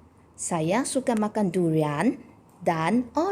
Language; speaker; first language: Indonesian; non-native, local second language; Chinese